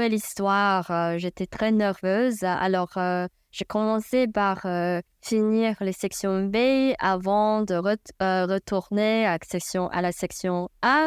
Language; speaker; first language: French; non-native, fluent; Chinese